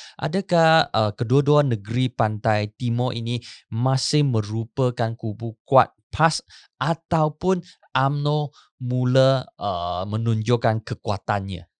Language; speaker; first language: Malay; non-native, local second language; Chinese